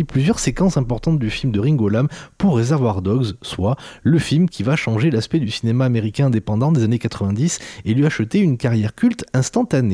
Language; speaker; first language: French; native; French